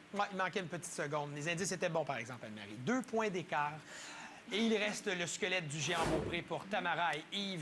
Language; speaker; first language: French; native; French